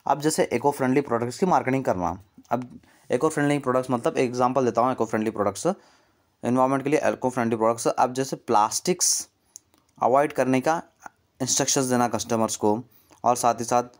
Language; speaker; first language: Hindi; non-native, local second language; Kannada